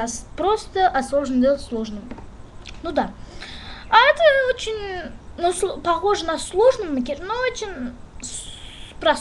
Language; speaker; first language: Russian; non-native, learner; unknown